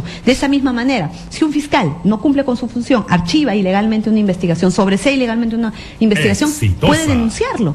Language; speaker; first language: Spanish; native; Spanish